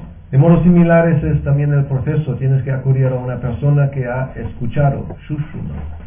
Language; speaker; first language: Spanish; native; Spanish